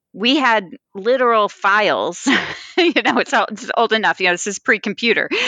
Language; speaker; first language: English; native; English